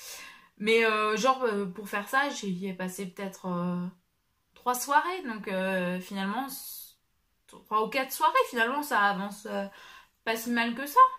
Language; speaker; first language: French; native; French